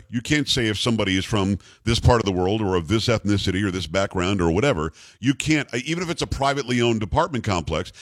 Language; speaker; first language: English; native; English